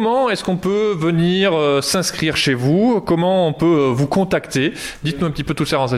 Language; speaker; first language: French; native; French